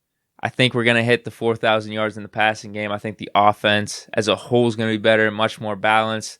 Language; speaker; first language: English; native; English